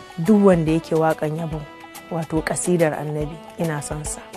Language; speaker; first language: Hausa; non-native, local second language; Fula